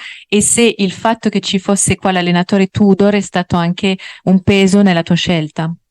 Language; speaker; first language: Italian; native; Italian